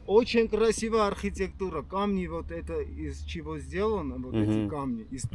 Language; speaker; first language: Russian; non-native, fluent; Armenian